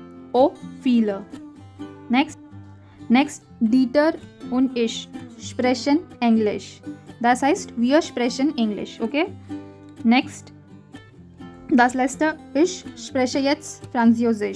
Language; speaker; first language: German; non-native, fluent; Hindi